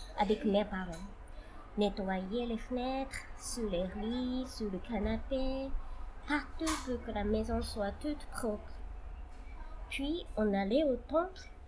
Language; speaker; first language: French; non-native, fluent; Japanese